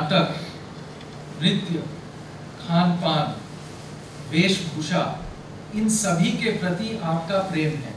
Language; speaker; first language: Hindi; non-native, local second language; Bangla